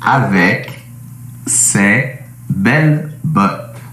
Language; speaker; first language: French; native; French